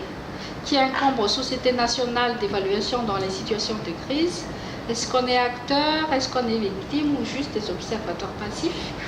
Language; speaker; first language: French; non-native, local second language; Malagasy